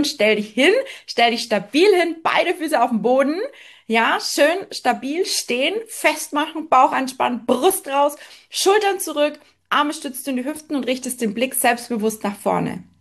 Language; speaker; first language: German; native; German